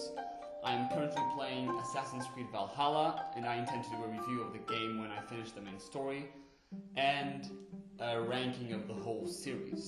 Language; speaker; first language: English; non-native, fluent; Portuguese